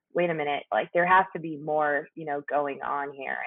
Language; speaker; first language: English; early bilingual, other home language; Spanish